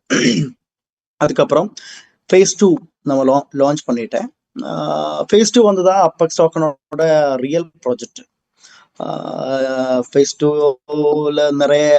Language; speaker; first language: Tamil; non-native, learner; Malayalam